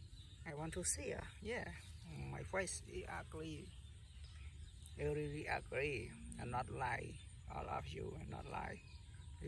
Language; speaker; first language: English; non-native, learner; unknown